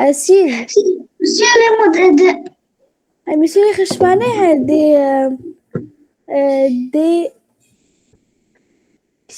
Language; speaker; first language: French; non-native, local second language; Arabic